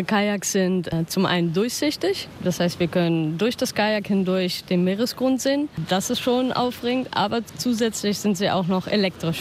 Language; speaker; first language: German; native; German